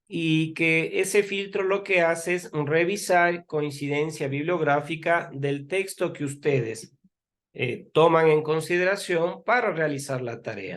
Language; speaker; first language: Spanish; native; Spanish